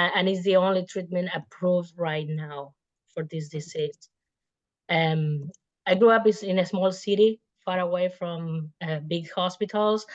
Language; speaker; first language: English; non-native, fluent; Spanish